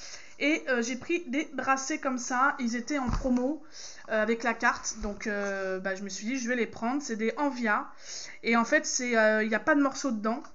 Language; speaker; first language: French; native; French